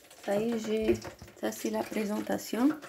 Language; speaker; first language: French; non-native, learner; Arabic